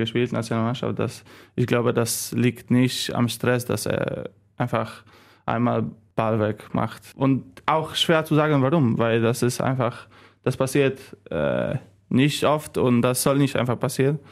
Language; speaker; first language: German; non-native, learner; Polish